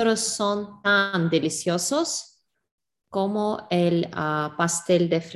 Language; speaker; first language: Spanish; non-native, learner; English